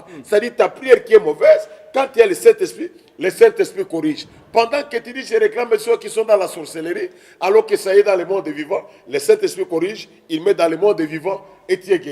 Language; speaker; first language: French; non-native, local second language; Lingala